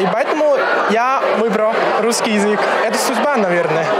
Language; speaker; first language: Russian; non-native, fluent; Chinese